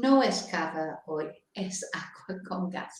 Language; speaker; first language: Spanish; non-native, fluent; English